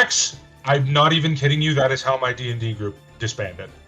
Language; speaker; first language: English; native; English